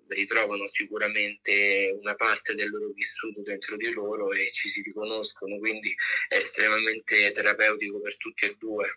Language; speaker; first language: Italian; native; Italian